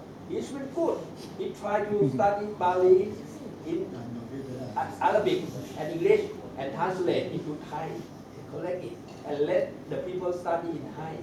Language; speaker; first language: English; non-native, learner; Thai